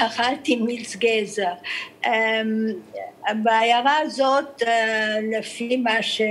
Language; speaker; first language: Hebrew; early bilingual, other home language; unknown